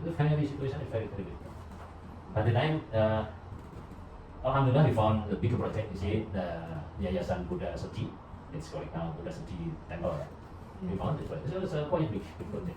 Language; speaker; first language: English; non-native, learner; Indonesian